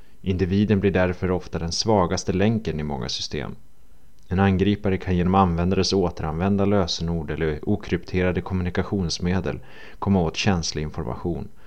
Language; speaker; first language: Swedish; native; Swedish